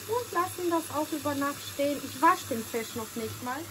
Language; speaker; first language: German; non-native, learner; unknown